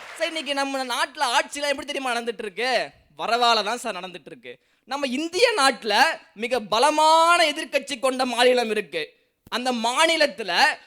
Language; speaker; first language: Tamil; native; Tamil